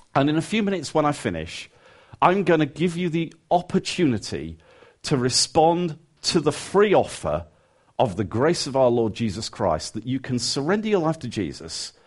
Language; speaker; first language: English; native; English